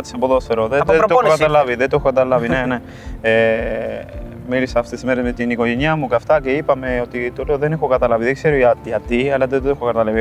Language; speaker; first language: Greek; non-native, fluent; Spanish